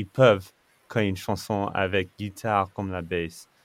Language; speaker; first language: French; non-native, fluent; English